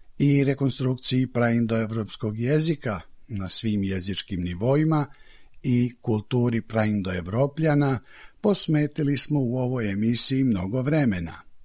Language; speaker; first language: Serbian; native; Serbian